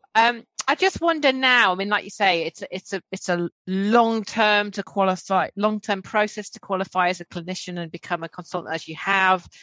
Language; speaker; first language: English; native; English